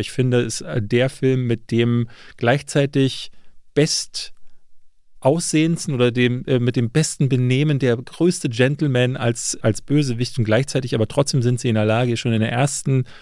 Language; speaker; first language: German; native; German